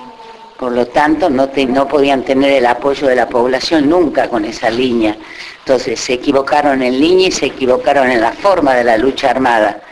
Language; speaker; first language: Spanish; native; Spanish